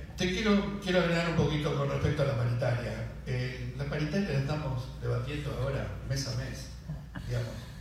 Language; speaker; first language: Spanish; native; Spanish